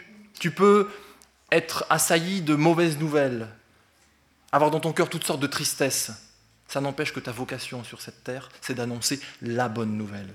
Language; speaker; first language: French; native; French